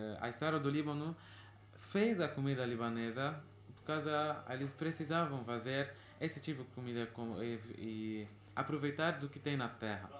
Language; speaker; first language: Portuguese; early bilingual, heritage; Portuguese